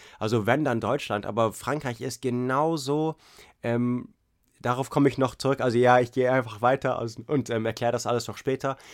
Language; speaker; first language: German; non-native, fluent; English